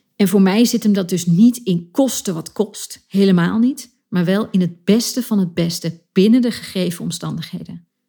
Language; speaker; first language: Dutch; native; Dutch